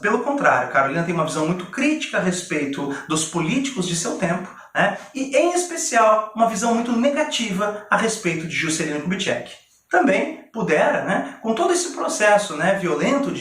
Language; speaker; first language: Portuguese; native; Portuguese